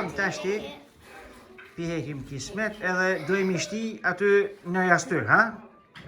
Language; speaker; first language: Albanian; native; Albanian